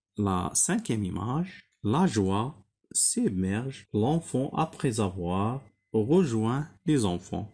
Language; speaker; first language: French; non-native, local second language; Arabic